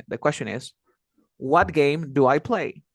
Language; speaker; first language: English; non-native, fluent; Spanish